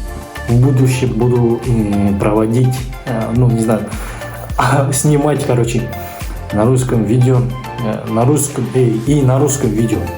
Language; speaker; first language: Russian; non-native, local second language; Kazakh